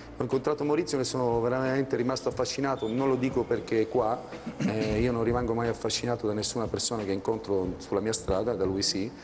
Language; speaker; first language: Italian; native; Italian